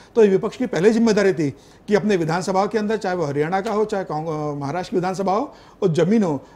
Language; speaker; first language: Hindi; native; Hindi